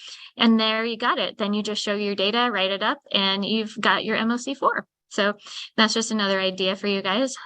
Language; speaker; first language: English; native; English